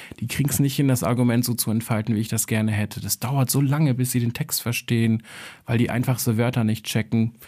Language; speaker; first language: German; early bilingual, other home language; Albanian